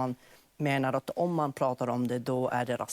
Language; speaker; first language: Swedish; non-native, fluent; Arabic